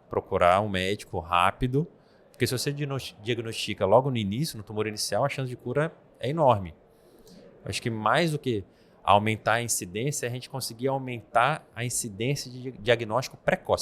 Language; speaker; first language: Portuguese; native; Portuguese